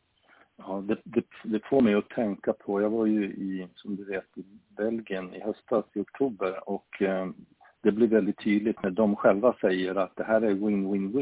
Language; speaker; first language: Swedish; native; Swedish